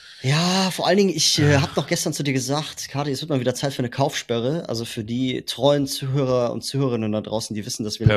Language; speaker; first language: German; native; German